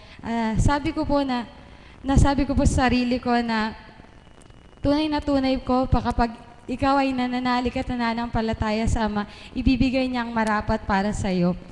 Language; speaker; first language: Filipino; native; Filipino